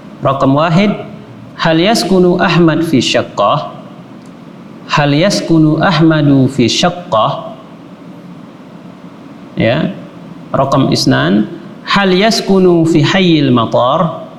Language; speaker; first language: Arabic; non-native, fluent; Indonesian